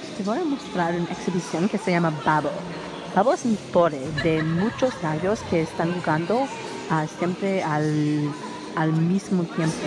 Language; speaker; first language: Spanish; non-native, learner; English